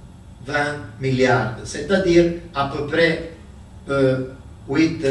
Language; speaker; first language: French; non-native, learner; Italian